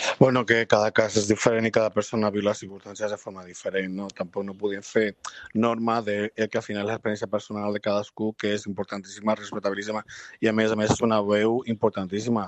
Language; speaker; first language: Catalan; non-native, local second language; Spanish